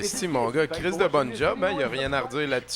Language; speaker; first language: French; native; French